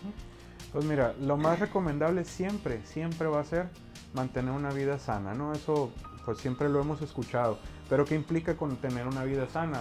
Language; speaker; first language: Spanish; native; Spanish